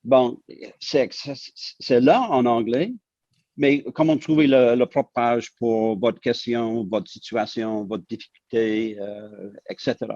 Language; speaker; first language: French; non-native, local second language; English